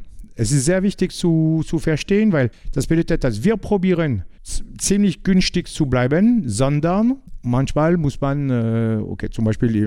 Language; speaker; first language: German; non-native, learner; French